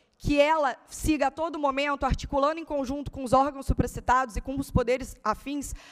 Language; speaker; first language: Portuguese; native; Portuguese